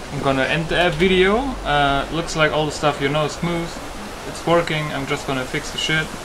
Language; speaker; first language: English; non-native, fluent; German